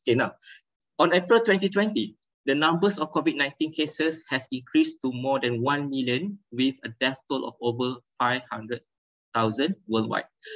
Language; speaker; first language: English; non-native, local second language; Malay